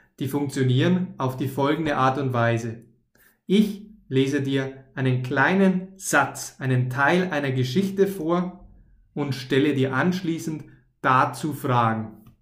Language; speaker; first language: German; native; German